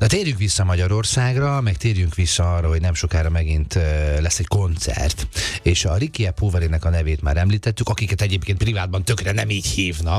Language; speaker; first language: Hungarian; native; Hungarian